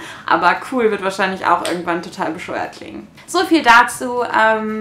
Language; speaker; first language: German; native; German